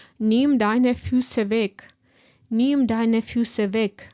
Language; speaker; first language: German; non-native, fluent; Ukrainian